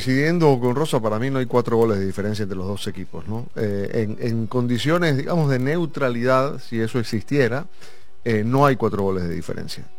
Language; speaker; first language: Spanish; native; Spanish